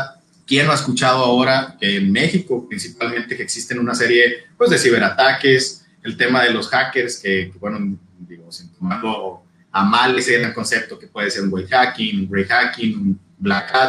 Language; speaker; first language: Spanish; native; Spanish